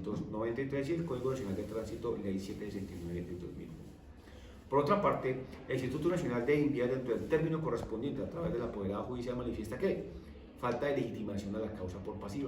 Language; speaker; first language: Spanish; native; Spanish